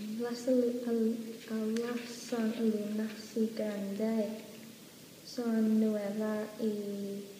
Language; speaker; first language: Spanish; non-native, learner; English